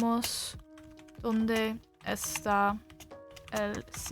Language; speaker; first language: Spanish; non-native, learner; English